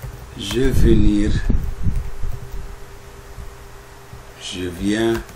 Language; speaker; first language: French; non-native, fluent; Arabic